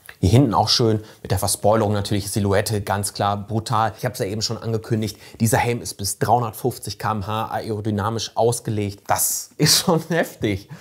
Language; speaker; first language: German; native; German